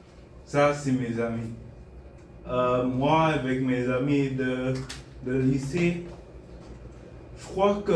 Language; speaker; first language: French; non-native, fluent; Bulgarian